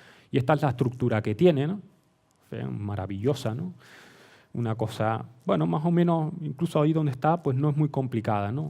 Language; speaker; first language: Spanish; native; Spanish